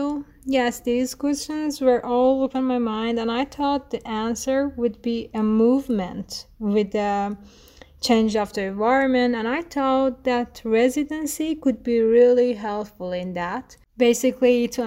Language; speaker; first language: English; non-native, fluent; Persian